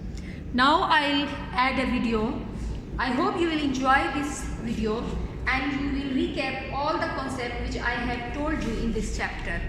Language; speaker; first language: English; non-native, local second language; Urdu